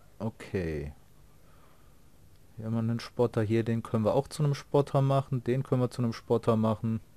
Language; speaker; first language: German; native; German